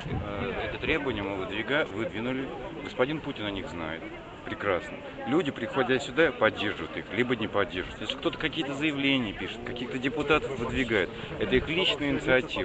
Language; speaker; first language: Russian; native; Russian